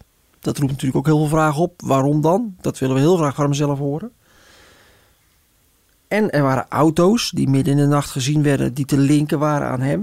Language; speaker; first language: Dutch; native; Dutch